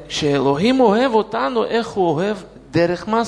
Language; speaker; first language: Hebrew; non-native, fluent; Russian